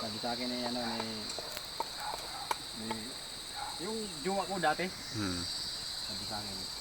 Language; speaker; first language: Filipino; non-native, local second language; Bikol